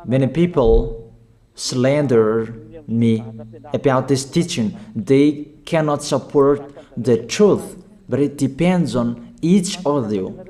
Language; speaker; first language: English; non-native, fluent; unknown